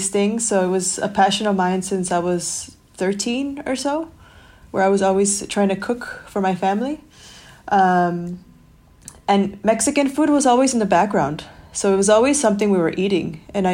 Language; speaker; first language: English; native; English